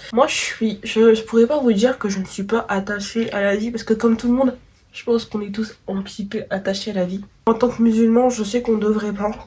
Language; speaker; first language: French; native; French